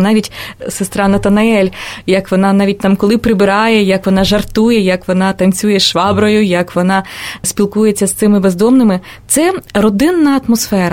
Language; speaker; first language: Ukrainian; native; Ukrainian